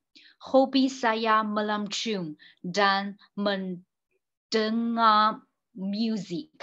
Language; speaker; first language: Indonesian; non-native, learner; Chinese